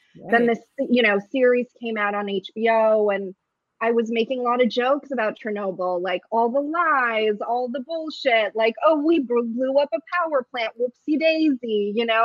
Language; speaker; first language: English; early bilingual, other home language; Russian